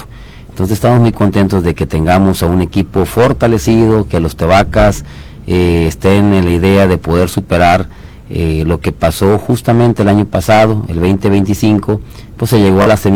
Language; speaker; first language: Spanish; native; Spanish